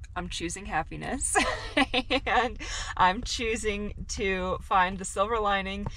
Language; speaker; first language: English; native; English